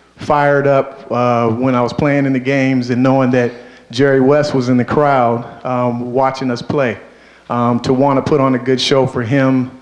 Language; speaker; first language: English; native; English